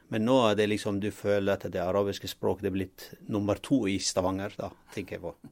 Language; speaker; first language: Norwegian; non-native, fluent; Arabic